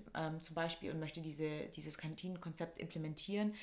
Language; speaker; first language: German; non-native, fluent; Hungarian